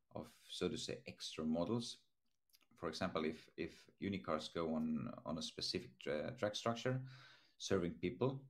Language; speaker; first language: English; non-native, fluent; Estonian